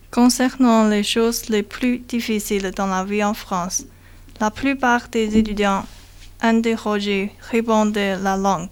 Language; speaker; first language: French; non-native, learner; Chinese